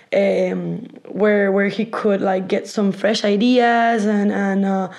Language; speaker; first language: English; non-native, fluent; Spanish